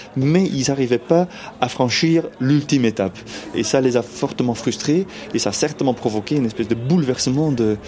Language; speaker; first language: French; non-native, fluent; Dutch